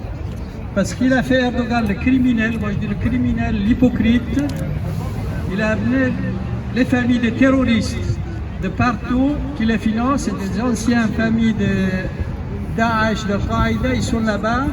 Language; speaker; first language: French; non-native, fluent; Kurdish